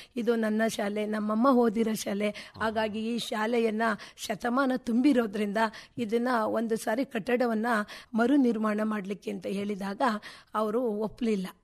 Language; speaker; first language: Kannada; native; Kannada